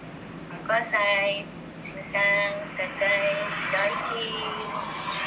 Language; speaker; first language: Cantonese; non-native, learner; Indonesian